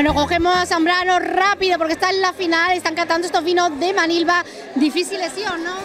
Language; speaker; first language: Spanish; native; Spanish